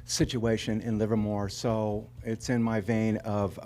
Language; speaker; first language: English; native; English